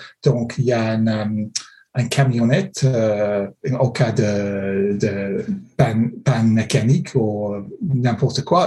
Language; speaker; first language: French; non-native, fluent; English